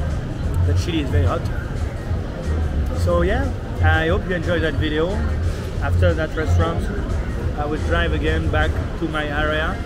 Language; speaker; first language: English; non-native, fluent; French